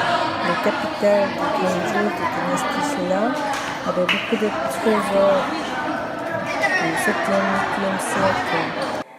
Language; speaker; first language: French; non-native, fluent; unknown